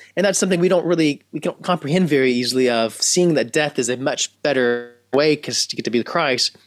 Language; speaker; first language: English; native; English